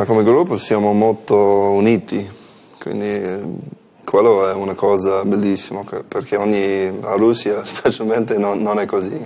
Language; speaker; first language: Italian; non-native, learner; English